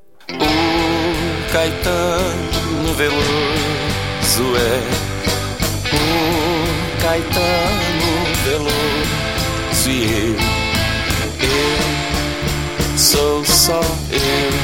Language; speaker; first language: Portuguese; native; Portuguese